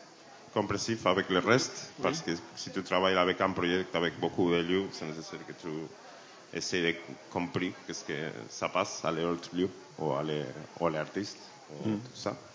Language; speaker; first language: French; non-native, learner; Spanish